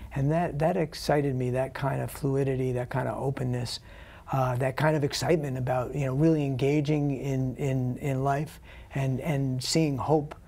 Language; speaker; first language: English; native; English